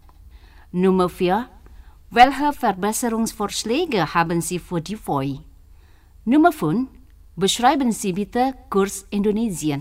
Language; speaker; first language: German; non-native, fluent; Indonesian